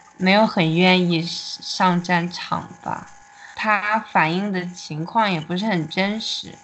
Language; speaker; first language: Chinese; native; Chinese